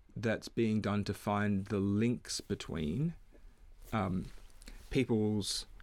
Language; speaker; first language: English; native; English